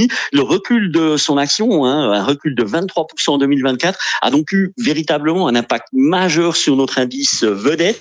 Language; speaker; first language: French; native; French